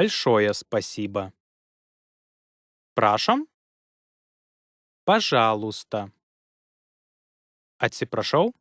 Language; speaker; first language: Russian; non-native, learner; Lithuanian